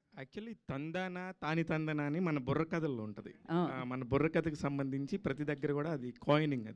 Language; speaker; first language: Telugu; native; Telugu